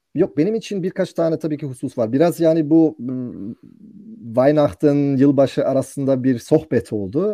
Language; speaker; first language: Turkish; non-native, fluent; German